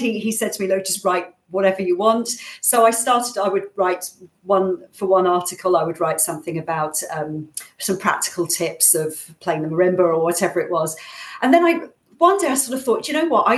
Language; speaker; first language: English; native; English